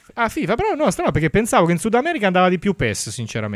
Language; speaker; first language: Italian; native; Italian